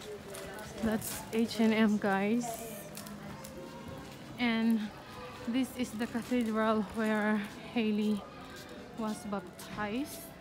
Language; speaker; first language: English; non-native, local second language; Filipino